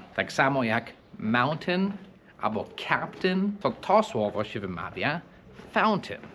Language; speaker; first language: Polish; non-native, fluent; English